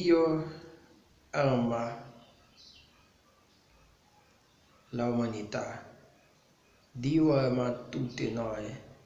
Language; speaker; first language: Italian; non-native, learner; Portuguese